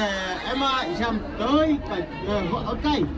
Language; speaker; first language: Vietnamese; non-native, learner; Portuguese